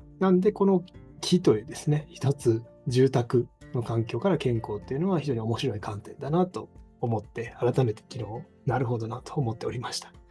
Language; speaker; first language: Japanese; native; Japanese